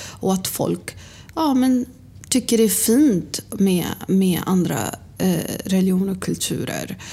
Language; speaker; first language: Swedish; early bilingual, other home language; Arabic